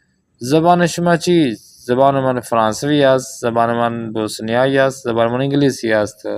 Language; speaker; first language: Persian; non-native, fluent; Urdu